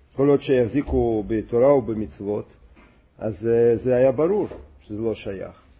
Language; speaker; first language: Hebrew; non-native, fluent; Russian